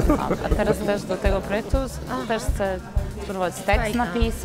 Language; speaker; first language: Polish; non-native, fluent; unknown